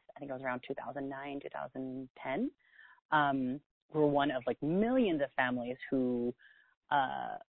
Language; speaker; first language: English; native; English